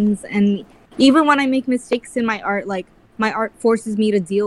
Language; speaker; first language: English; early bilingual, other home language; Filipino